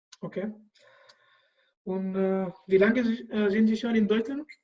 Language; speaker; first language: German; non-native, learner; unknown